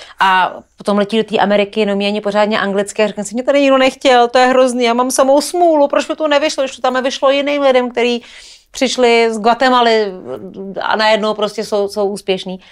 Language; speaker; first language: Czech; native; Czech